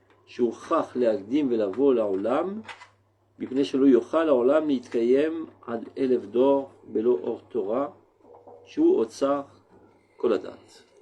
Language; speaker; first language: Hebrew; non-native, fluent; French